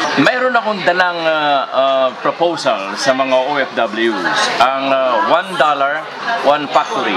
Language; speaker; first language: Filipino; native; Filipino